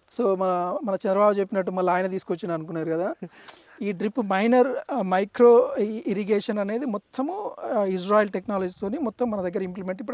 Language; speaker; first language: Telugu; native; Telugu